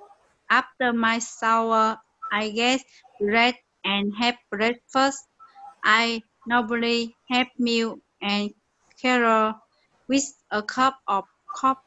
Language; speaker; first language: English; non-native, learner; Vietnamese